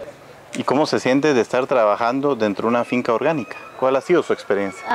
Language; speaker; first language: Spanish; native; Spanish